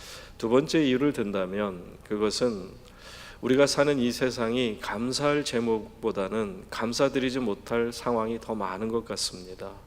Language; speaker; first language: Korean; native; Korean